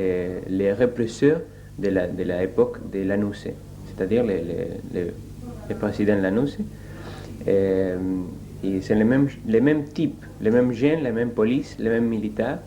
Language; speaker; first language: French; non-native, learner; Spanish